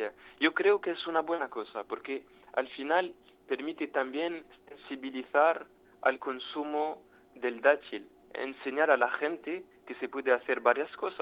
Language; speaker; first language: Spanish; non-native, fluent; French